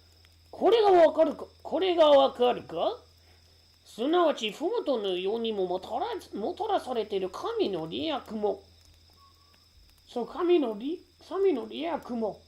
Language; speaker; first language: Japanese; native; Japanese